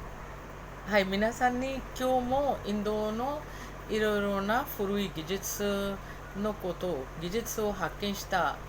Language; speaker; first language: Japanese; non-native, fluent; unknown